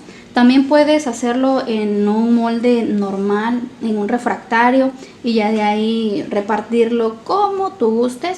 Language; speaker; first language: Spanish; native; Spanish